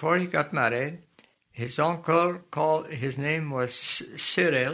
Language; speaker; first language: English; native; English